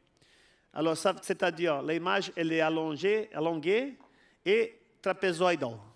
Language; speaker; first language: French; non-native, fluent; Portuguese